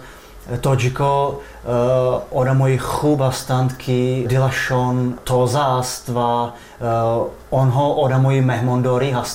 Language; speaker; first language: Persian; non-native, fluent; Czech